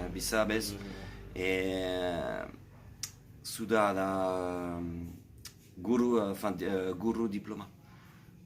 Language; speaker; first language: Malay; non-native, learner; French